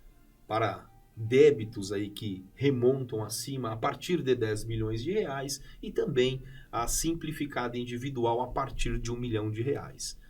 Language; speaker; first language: Portuguese; native; Portuguese